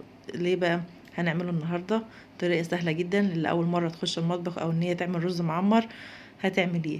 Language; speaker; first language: Arabic; native; Arabic